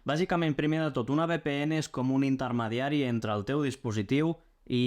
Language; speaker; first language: Catalan; native; Catalan